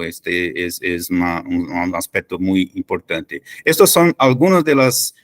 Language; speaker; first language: Spanish; non-native, fluent; Portuguese